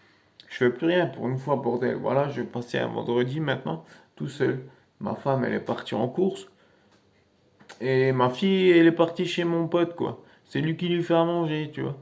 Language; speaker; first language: French; native; French